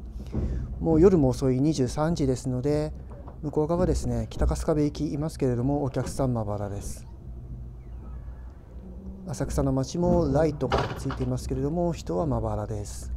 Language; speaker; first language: Japanese; native; Japanese